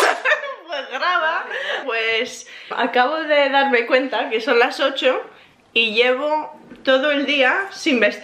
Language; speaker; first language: Spanish; early bilingual, heritage; English